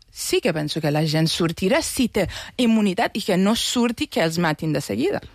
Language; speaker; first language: Catalan; non-native, fluent; Persian